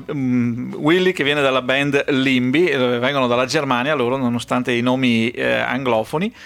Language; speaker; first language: Italian; native; Italian